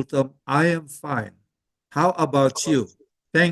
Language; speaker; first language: English; non-native, fluent; Indonesian